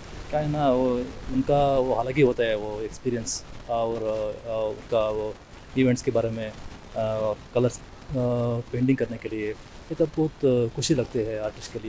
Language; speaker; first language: Hindi; non-native, local second language; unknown